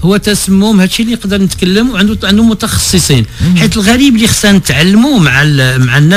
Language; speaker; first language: Arabic; native; Arabic